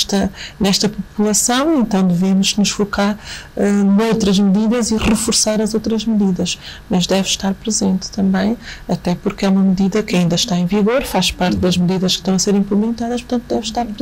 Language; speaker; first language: Portuguese; native; Portuguese